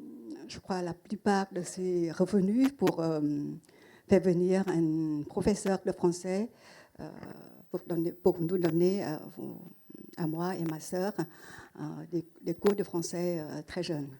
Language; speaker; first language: French; non-native, fluent; Vietnamese